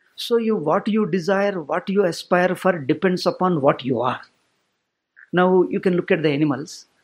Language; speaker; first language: English; non-native, local second language; Kannada